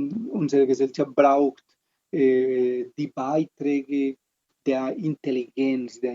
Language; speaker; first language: German; non-native, fluent; Spanish